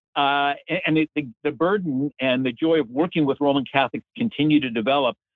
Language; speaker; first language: English; native; English